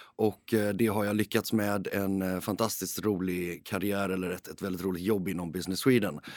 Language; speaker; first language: Swedish; early bilingual, heritage; Swedish